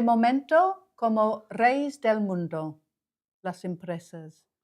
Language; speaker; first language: Spanish; non-native, learner; English